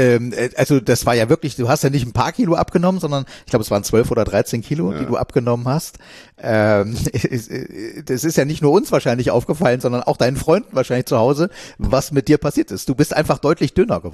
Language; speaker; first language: German; native; German